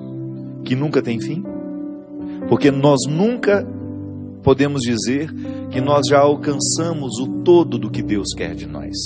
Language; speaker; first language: Portuguese; native; Portuguese